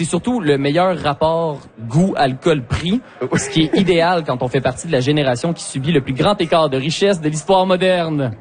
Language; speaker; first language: French; native; French